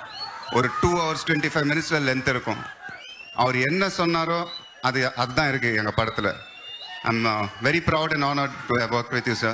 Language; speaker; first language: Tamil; non-native, local second language; Telugu